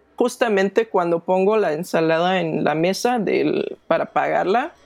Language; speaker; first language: Spanish; non-native, fluent; Danish